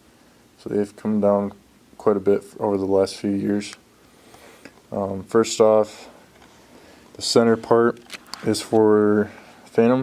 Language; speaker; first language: English; native; English